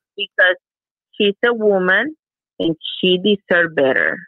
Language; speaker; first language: English; non-native, fluent; Spanish